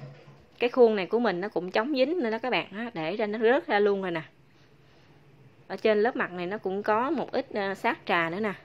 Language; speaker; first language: Vietnamese; native; Vietnamese